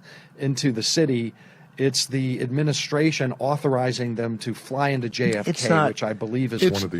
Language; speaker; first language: English; native; English